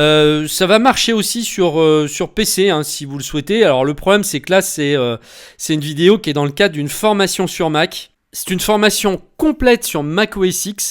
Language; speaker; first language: French; native; French